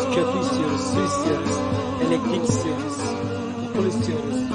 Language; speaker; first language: Turkish; non-native, local second language; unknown